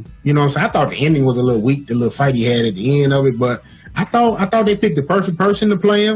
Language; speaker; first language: English; native; English